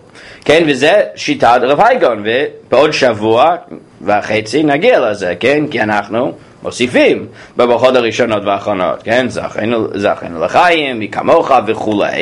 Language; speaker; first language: Hebrew; non-native, fluent; English